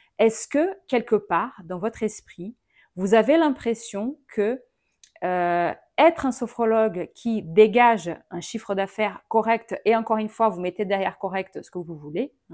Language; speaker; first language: French; non-native, fluent; Portuguese